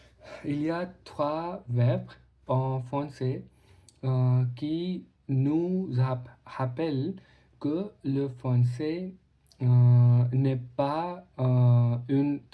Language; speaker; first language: French; non-native, learner; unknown